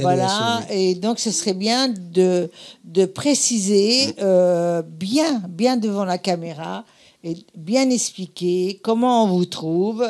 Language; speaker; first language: French; native; French